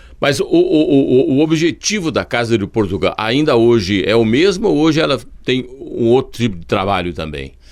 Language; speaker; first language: Portuguese; native; Portuguese